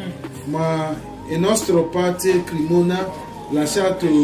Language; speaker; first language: Italian; non-native, learner; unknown